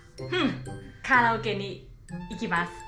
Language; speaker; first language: Japanese; non-native, fluent; Thai